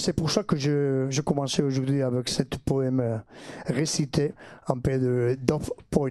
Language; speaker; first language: French; non-native, fluent; Basque